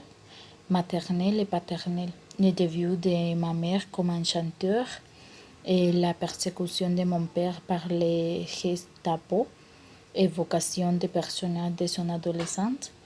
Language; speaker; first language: French; non-native, learner; Spanish